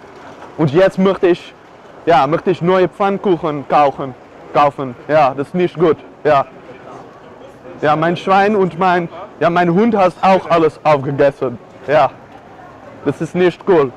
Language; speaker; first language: German; non-native, learner; Dutch